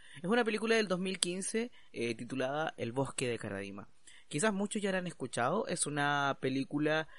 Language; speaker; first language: Spanish; native; Spanish